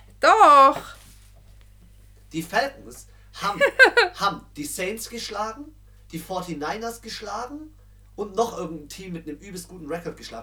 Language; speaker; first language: German; native; German